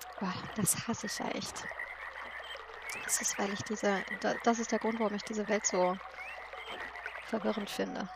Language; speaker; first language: German; native; German